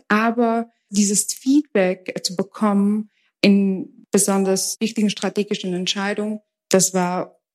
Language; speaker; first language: German; early bilingual, other home language; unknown